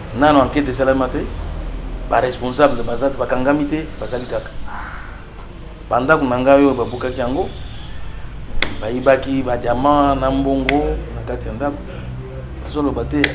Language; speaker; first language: Lingala; non-native, local second language; Luba-Lulua